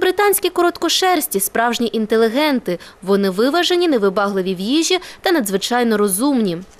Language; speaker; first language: Ukrainian; native; Ukrainian